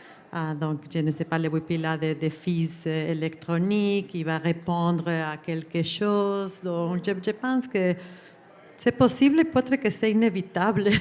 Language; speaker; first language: French; non-native, fluent; Spanish